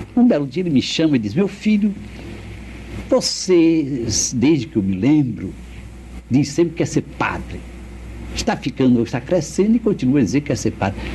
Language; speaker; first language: Portuguese; native; Portuguese